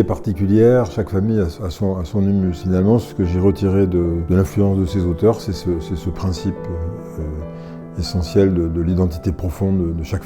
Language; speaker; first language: French; native; French